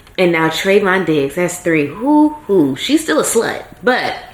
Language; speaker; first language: English; native; English